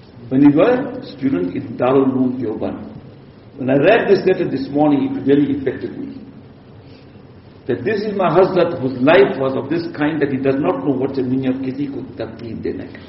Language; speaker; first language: English; native; English